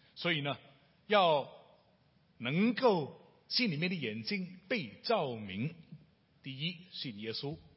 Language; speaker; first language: Chinese; non-native, local second language; Cantonese